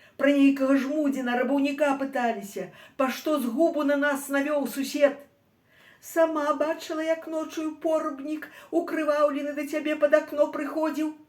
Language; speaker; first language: Belarusian; native; Belarusian